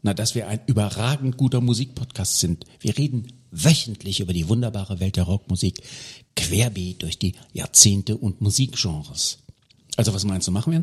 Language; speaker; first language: German; native; German